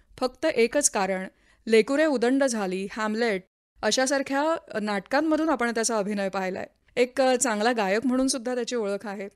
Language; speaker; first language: Marathi; native; Marathi